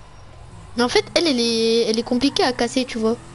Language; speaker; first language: French; native; French